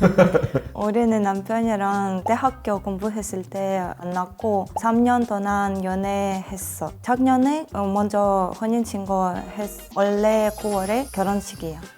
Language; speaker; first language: Korean; non-native, learner; Russian